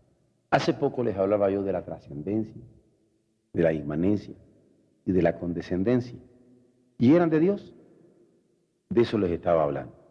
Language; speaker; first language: Spanish; native; Spanish